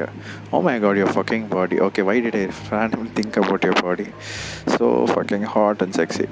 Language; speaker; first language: English; non-native, local second language; Tamil